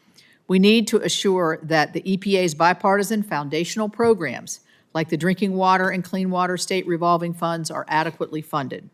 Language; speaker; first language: English; native; English